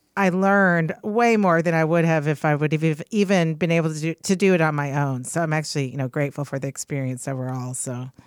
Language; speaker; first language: English; native; English